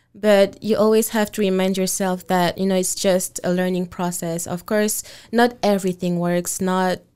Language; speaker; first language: English; non-native, fluent; French